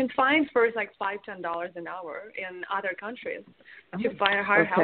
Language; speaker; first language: English; non-native, fluent; Russian